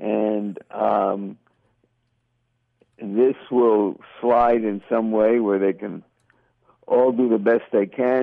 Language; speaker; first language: English; native; English